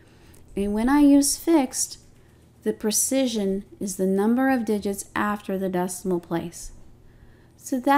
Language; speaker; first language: English; native; English